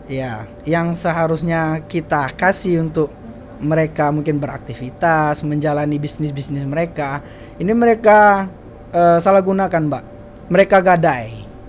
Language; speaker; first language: Indonesian; native; Indonesian